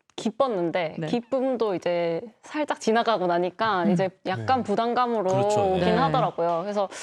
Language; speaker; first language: Korean; native; Korean